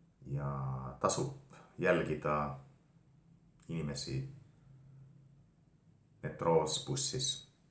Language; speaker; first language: Estonian; non-native, fluent; Finnish